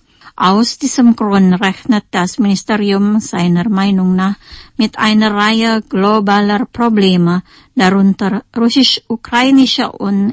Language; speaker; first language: German; non-native, fluent; Indonesian